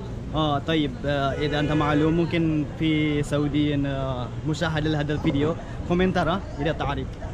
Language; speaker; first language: Arabic; non-native, learner; Indonesian